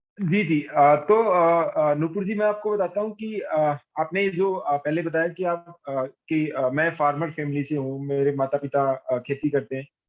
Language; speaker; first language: Hindi; native; Hindi